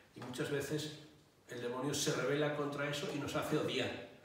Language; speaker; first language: Spanish; native; Spanish